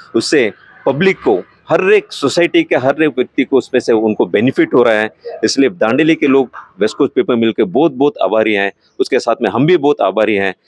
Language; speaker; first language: Hindi; non-native, local second language; Malayalam